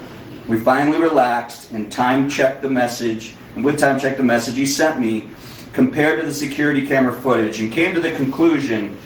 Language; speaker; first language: English; native; English